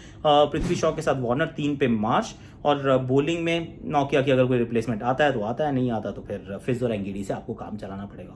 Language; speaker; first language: Hindi; native; Hindi